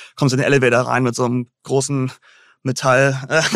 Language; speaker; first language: German; native; German